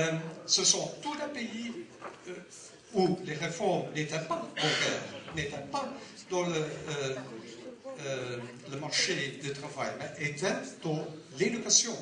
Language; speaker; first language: French; non-native, learner; Dutch